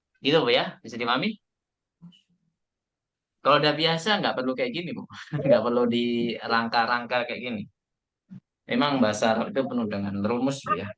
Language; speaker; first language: Indonesian; native; Indonesian